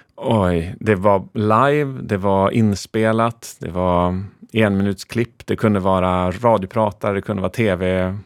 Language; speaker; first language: Swedish; native; Swedish